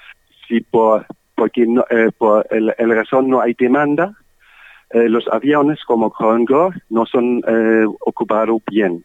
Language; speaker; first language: Spanish; non-native, learner; German